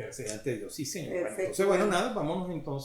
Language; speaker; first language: Spanish; native; Spanish